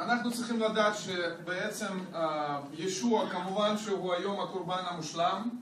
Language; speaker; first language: Hebrew; non-native, fluent; Russian